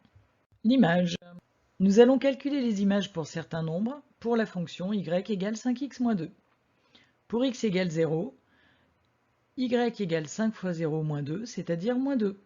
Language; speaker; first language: French; native; French